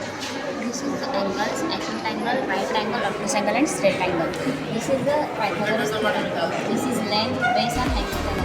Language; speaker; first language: English; non-native, learner; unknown